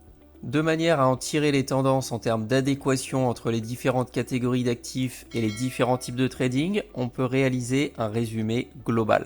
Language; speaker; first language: French; native; French